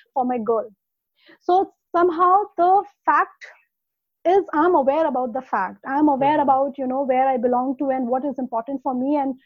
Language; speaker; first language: English; non-native, local second language; Hindi